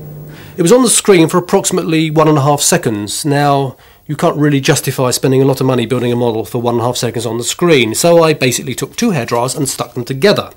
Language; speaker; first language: English; native; English